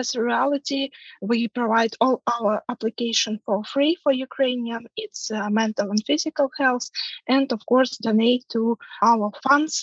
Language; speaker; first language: English; non-native, fluent; Ukrainian